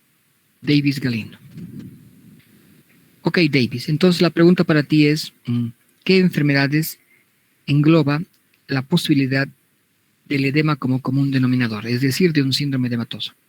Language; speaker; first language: Spanish; native; Spanish